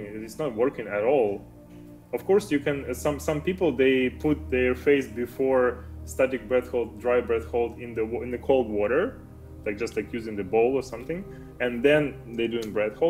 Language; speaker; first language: English; non-native, fluent; Ukrainian